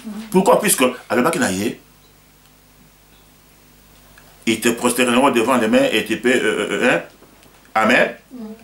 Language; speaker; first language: French; non-native, local second language; Lingala